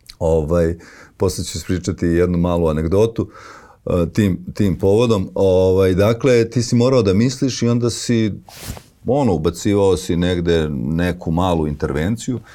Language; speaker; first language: Serbian; native; Serbian